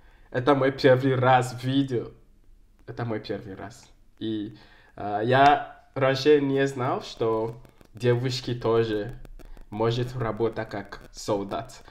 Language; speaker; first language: Russian; non-native, learner; English